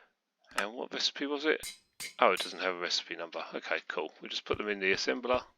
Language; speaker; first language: English; native; English